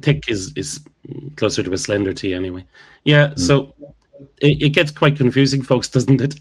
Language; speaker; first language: English; native; English